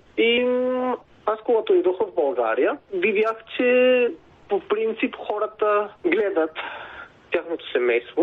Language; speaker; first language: Bulgarian; non-native, fluent; Spanish